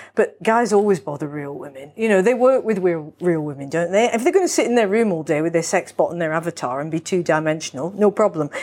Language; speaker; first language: English; native; English